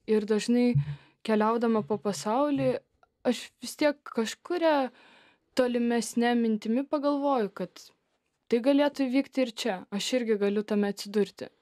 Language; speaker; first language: Lithuanian; non-native, local second language; Russian